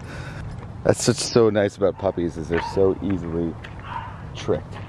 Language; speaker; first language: English; native; English